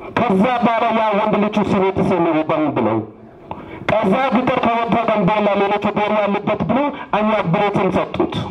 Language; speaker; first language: Amharic; non-native, local second language; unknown